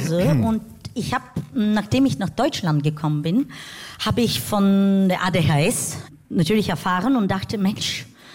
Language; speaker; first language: German; non-native, fluent; Bulgarian